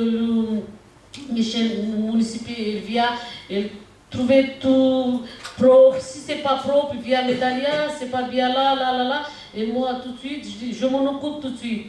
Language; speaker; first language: French; non-native, learner; Romanian